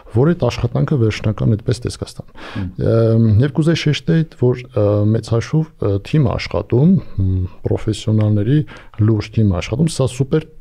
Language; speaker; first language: Armenian; native; Armenian